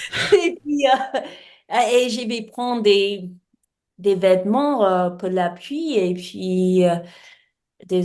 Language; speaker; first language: French; non-native, learner; English